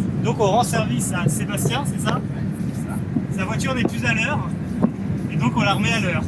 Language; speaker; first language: French; native; French